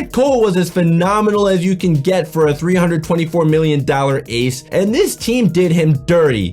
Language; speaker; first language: English; native; English